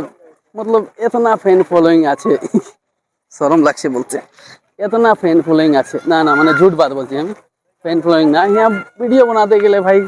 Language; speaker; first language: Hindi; non-native, local second language; Bangla